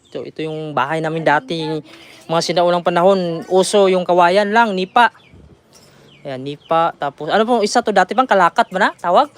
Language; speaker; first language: Filipino; non-native, local second language; Cebuano